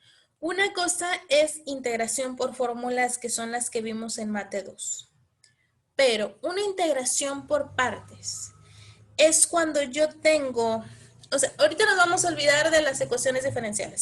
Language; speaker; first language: Spanish; native; Spanish